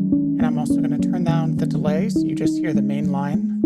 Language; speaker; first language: English; native; English